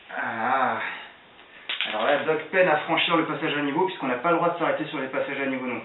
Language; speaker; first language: French; native; French